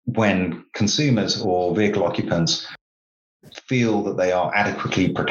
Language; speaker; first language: English; native; English